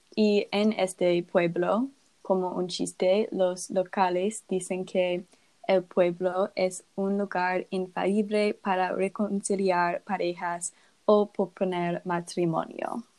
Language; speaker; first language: Spanish; non-native, learner; English